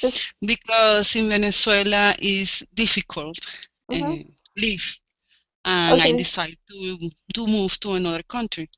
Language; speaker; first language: English; non-native, learner; Spanish